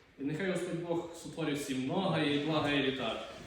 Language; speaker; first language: Ukrainian; native; Ukrainian